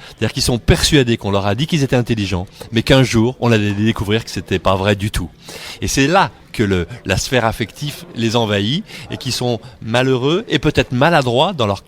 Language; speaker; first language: French; native; French